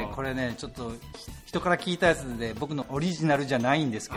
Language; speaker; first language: Japanese; native; Japanese